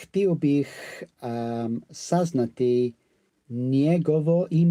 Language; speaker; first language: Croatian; non-native, learner; English